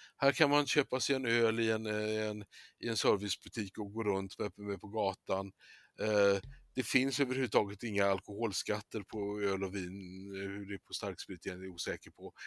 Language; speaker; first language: Swedish; native; Swedish